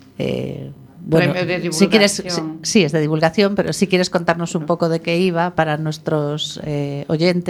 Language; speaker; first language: Spanish; native; Spanish